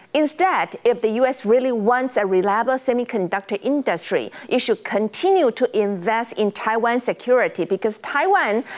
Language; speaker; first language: English; non-native, fluent; Chinese